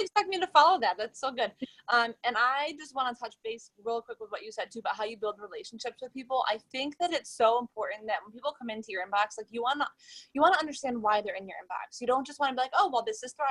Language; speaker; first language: English; native; English